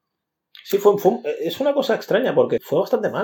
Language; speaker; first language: Spanish; native; Spanish